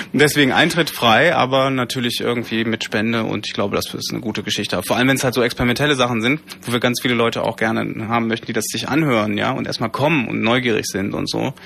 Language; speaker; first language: German; native; German